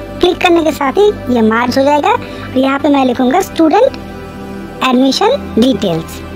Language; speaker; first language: Urdu; native; Urdu